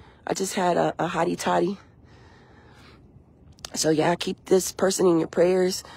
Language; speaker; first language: English; early bilingual, other home language; Spanish